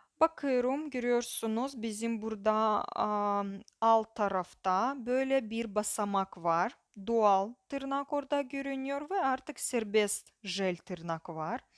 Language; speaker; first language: Turkish; non-native, learner; Russian